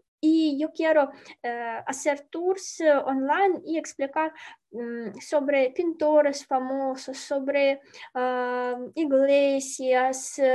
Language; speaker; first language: Spanish; non-native, learner; Ukrainian